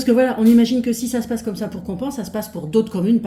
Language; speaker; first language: French; native; French